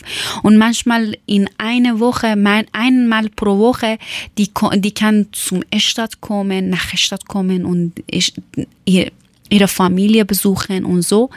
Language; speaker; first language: German; non-native, learner; Persian